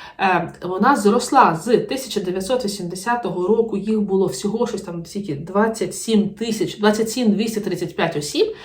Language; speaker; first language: Ukrainian; native; Ukrainian